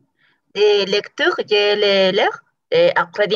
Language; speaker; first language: French; non-native, learner; Spanish